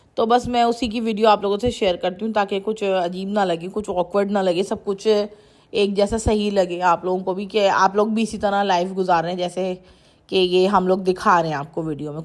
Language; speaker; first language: Urdu; native; Urdu